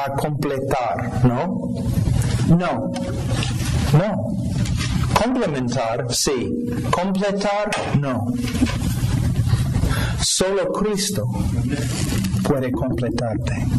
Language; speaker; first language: Spanish; non-native, fluent; English